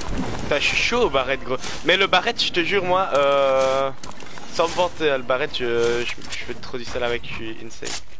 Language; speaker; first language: French; native; French